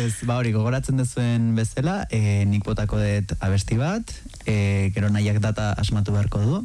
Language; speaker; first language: Basque; native; Basque